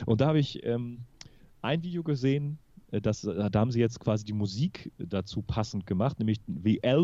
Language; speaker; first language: German; native; German